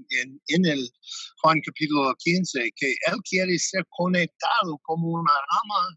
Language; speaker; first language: Spanish; non-native, fluent; English